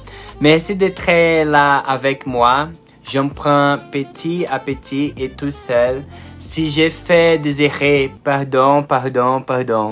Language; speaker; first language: French; non-native, learner; Portuguese